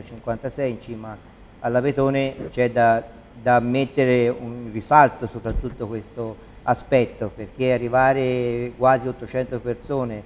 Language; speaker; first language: Italian; native; Italian